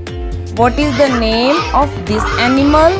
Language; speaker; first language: English; non-native, local second language; Hindi